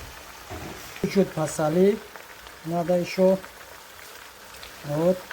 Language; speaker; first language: Russian; non-native, learner; Tajik